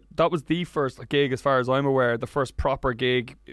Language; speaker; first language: English; native; English